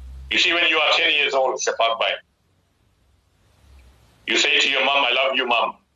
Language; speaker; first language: English; native; English